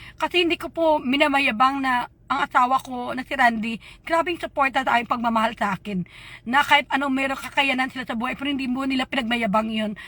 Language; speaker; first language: Filipino; non-native, local second language; Hiligaynon